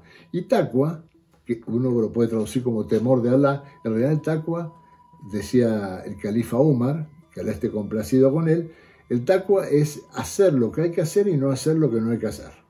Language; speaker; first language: Spanish; native; Spanish